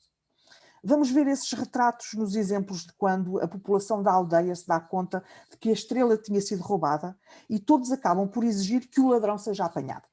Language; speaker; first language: Portuguese; native; Portuguese